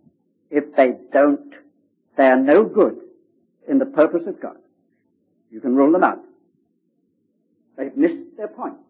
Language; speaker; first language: English; native; English